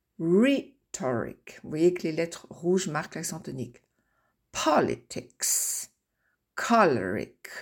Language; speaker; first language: French; native; French